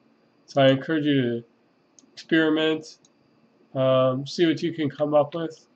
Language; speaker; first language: English; native; English